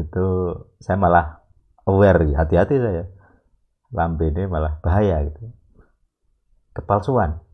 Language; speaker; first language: Indonesian; native; Indonesian